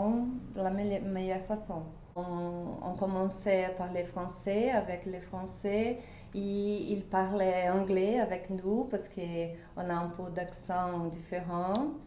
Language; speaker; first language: French; non-native, fluent; Portuguese